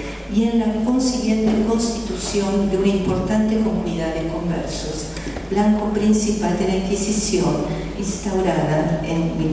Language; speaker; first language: Spanish; native; Spanish